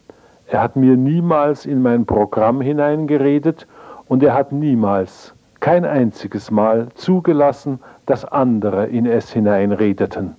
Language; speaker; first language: German; native; German